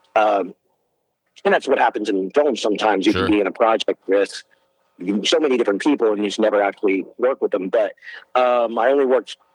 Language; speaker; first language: English; native; English